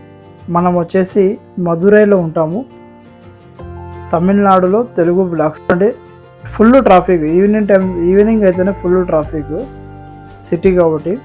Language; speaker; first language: Telugu; native; Telugu